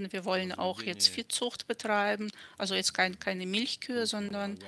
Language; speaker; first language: German; non-native, fluent; Russian